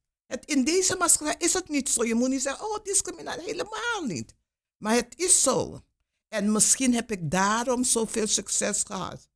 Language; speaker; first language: Dutch; non-native, local second language; Papiamento